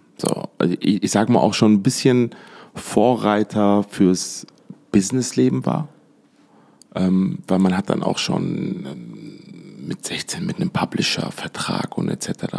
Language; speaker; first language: German; native; German